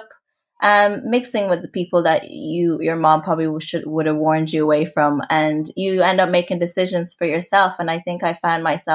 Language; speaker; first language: English; native; English